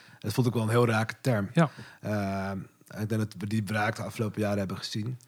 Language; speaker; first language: Dutch; native; Dutch